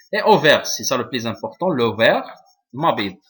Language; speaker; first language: French; non-native, local second language; Arabic